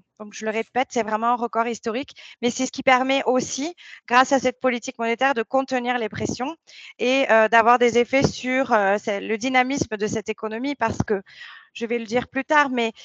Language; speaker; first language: French; native; French